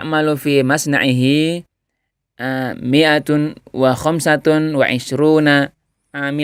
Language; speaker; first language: Arabic; non-native, learner; Indonesian